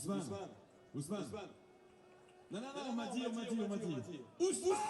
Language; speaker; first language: French; native; French